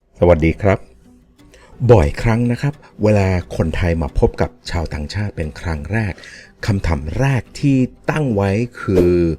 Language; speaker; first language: Thai; non-native, fluent; English